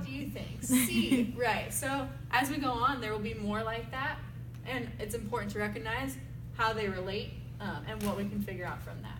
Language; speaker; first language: English; native; English